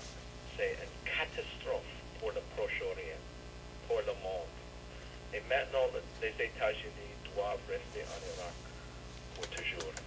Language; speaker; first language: French; non-native, fluent; English